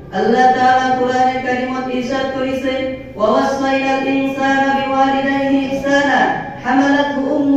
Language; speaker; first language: Assamese; non-native, local second language; Bangla